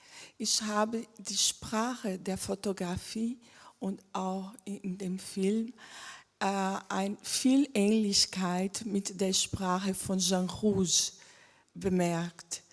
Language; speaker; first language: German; non-native, fluent; French